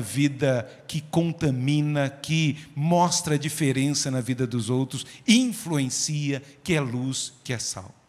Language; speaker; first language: Portuguese; native; Portuguese